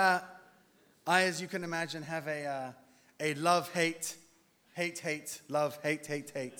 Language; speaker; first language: English; native; English